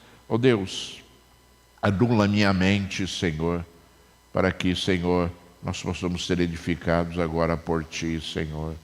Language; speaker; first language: Portuguese; native; Portuguese